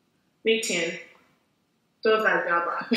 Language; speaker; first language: Chinese; non-native, learner; English